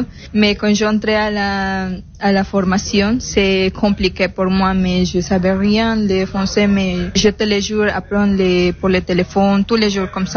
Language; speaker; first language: French; non-native, learner; Spanish